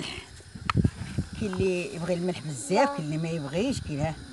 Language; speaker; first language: Arabic; native; Arabic